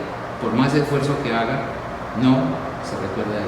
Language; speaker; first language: Spanish; native; Spanish